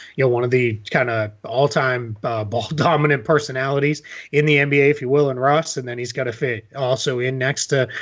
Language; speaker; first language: English; native; English